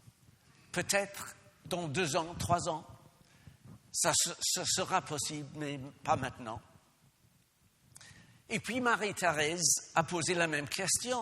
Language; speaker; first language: French; non-native, fluent; English